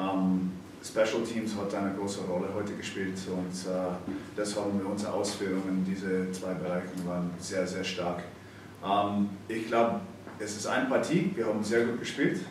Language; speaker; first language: German; non-native, fluent; English